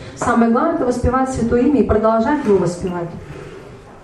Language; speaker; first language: Russian; native; Russian